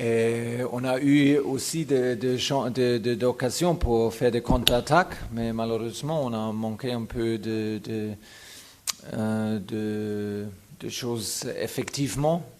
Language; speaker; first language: French; non-native, fluent; German